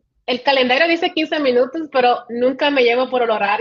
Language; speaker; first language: Spanish; early bilingual, heritage; Spanish